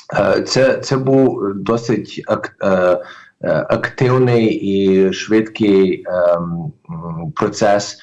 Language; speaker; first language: Ukrainian; early bilingual, heritage; Ukrainian